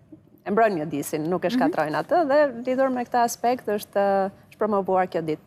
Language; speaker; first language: Albanian; native; Albanian